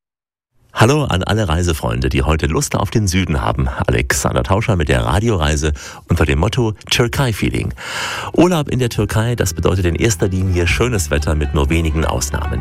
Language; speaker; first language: German; native; German